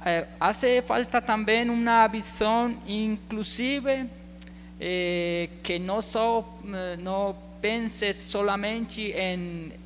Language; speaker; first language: Portuguese; non-native, learner; Spanish